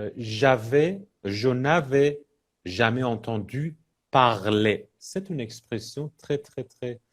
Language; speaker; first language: French; non-native, fluent; Persian